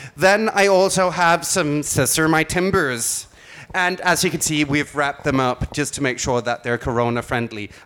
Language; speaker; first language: English; non-native, fluent; Danish